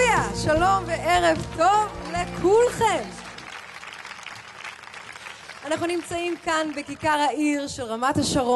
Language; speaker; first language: Hebrew; native; Hebrew